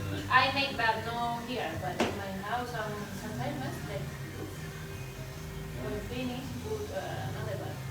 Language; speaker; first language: English; non-native, learner; Spanish